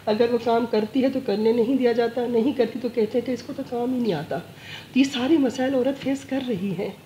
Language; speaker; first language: Urdu; native; Urdu